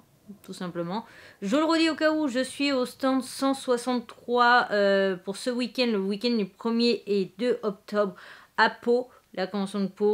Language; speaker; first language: French; native; French